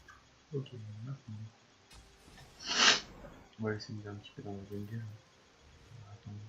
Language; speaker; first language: French; native; French